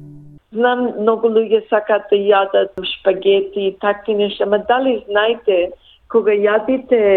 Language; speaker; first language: Macedonian; early bilingual, heritage; Macedonian